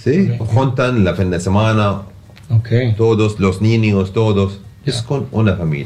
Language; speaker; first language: Spanish; non-native, learner; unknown